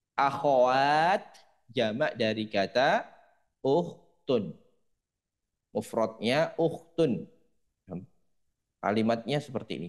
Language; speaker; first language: Indonesian; native; Indonesian